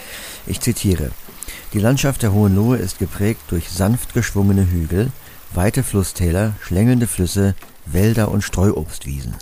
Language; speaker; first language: German; native; German